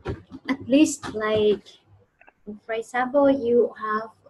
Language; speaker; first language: English; non-native, fluent; Vietnamese